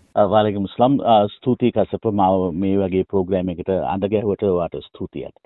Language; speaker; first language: Sinhala; non-native, local second language; Tamil